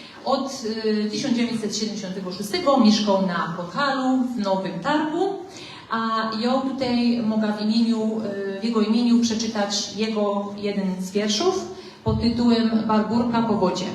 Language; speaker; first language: Polish; native; Polish